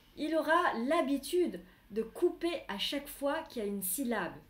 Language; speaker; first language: French; non-native, fluent; Vietnamese